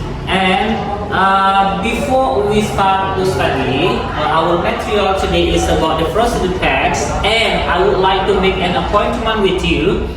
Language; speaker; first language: English; non-native, fluent; Indonesian